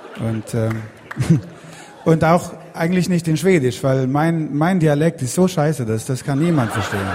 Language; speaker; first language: German; non-native, learner; Swedish